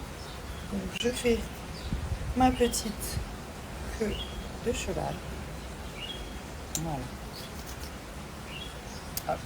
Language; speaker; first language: French; native; French